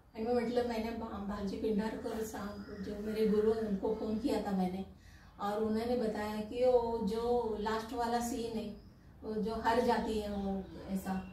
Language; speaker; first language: Hindi; non-native, local second language; Marathi